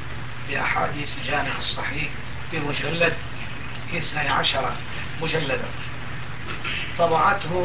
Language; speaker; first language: Arabic; non-native, local second language; Turkish